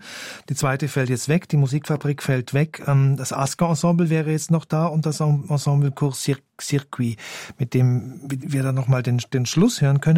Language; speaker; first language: German; native; German